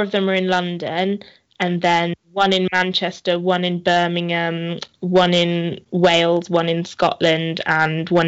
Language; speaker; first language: English; native; English